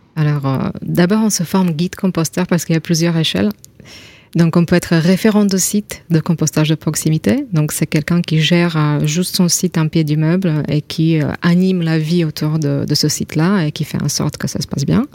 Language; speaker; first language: French; non-native, fluent; Slovak